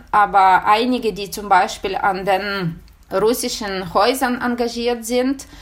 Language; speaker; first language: German; non-native, fluent; Ukrainian